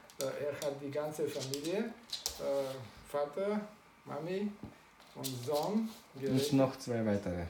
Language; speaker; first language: German; non-native, learner; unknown